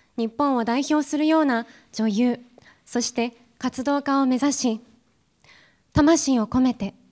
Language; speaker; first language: Japanese; early bilingual, heritage; Japanese